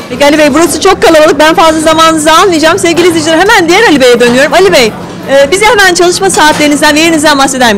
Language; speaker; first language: Turkish; native; Turkish